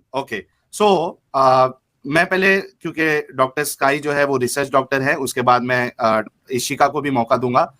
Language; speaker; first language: Hindi; native; Hindi